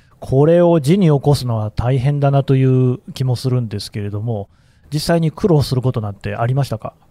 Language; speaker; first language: Japanese; native; Japanese